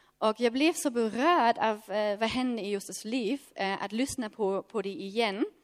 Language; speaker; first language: Swedish; non-native, fluent; German